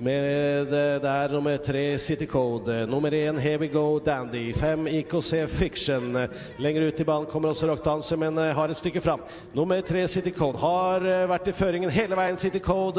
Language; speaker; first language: Norwegian; native; Norwegian